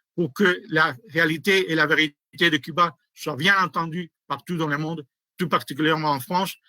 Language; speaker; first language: French; non-native, fluent; Spanish